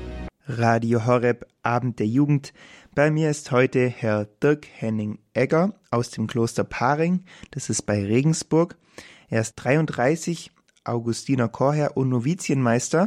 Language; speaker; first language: German; native; German